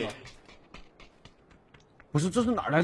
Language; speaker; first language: Chinese; native; Chinese